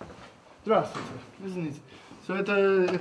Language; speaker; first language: Russian; non-native, learner; English